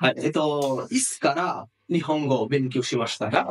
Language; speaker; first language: Japanese; non-native, fluent; Bangla